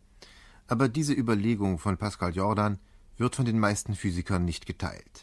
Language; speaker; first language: German; native; German